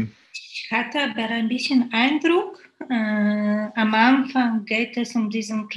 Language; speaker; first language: German; non-native, fluent; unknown